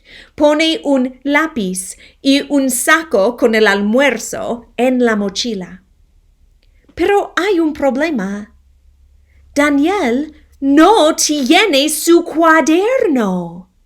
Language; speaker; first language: Spanish; non-native, fluent; English